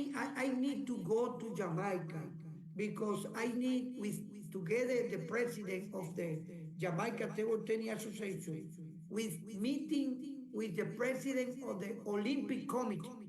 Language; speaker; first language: English; non-native, learner; Spanish